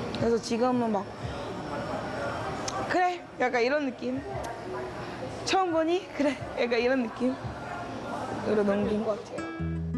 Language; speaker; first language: Korean; early bilingual, other home language; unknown